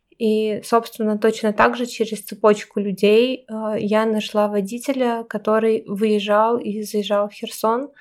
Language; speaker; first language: Russian; native; Russian